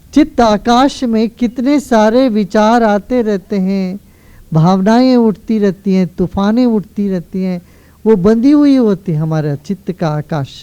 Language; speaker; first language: Hindi; non-native, local second language; Kannada